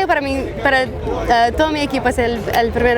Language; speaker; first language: Spanish; non-native, learner; English